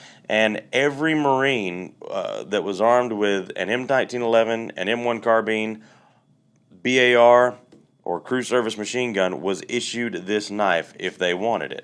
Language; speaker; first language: English; native; English